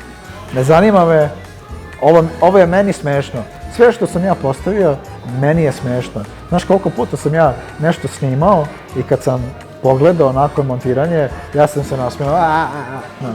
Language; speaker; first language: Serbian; early bilingual, heritage; Serbian